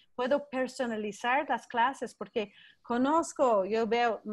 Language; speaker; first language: Spanish; non-native, fluent; English